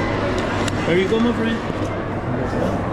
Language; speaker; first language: English; non-native, fluent; Pashto